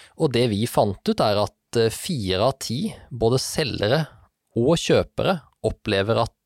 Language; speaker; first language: Norwegian; native; Norwegian